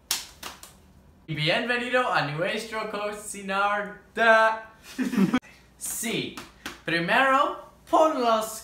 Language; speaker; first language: Spanish; non-native, learner; English